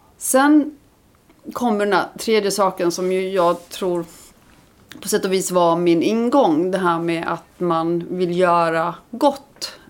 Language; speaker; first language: Swedish; early bilingual, other home language; Icelandic